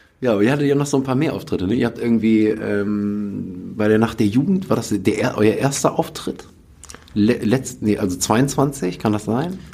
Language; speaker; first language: German; native; German